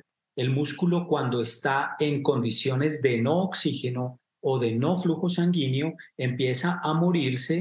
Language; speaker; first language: Spanish; native; Spanish